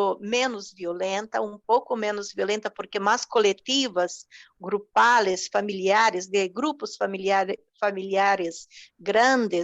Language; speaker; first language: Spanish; non-native, fluent; Portuguese